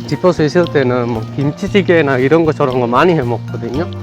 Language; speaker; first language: Korean; non-native, fluent; Sinhala